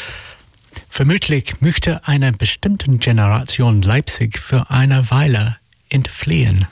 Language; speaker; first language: German; non-native, learner; English